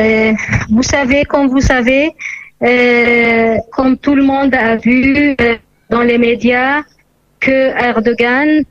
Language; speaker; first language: French; non-native, fluent; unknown